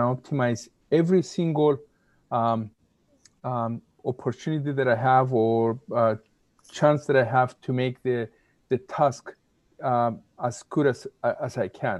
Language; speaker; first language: English; non-native, fluent; Greek